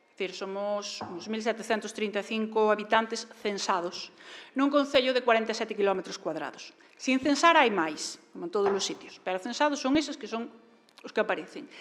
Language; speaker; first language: Galician; native; Galician